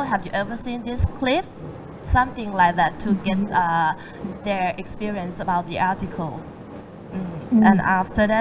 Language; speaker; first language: English; non-native, learner; Thai